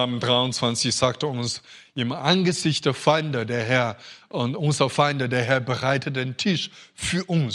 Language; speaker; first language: German; non-native, fluent; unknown